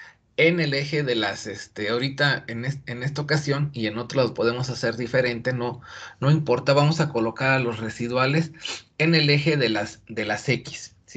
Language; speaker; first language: Spanish; native; Spanish